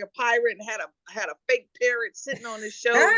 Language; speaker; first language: English; native; English